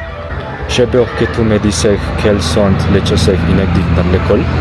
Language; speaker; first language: French; non-native, learner; Spanish